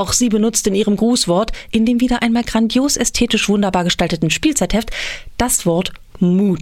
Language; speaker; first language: German; native; German